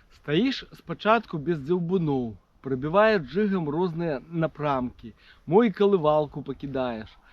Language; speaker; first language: Belarusian; native; Belarusian